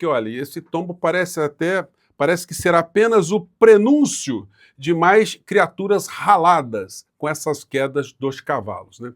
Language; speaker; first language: Portuguese; native; Portuguese